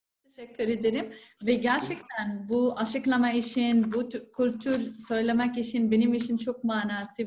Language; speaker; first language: Turkish; non-native, learner; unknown